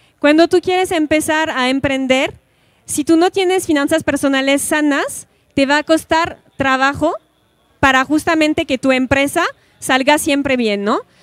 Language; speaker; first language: Spanish; non-native, fluent; French